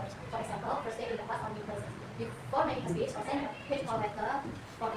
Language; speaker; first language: English; non-native, learner; Indonesian